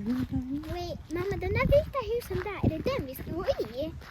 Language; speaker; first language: Swedish; early bilingual, other home language; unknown